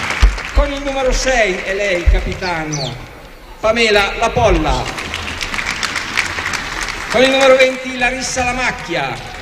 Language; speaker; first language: Italian; native; Italian